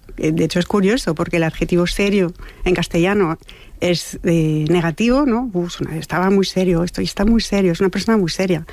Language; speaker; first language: Spanish; non-native, fluent; French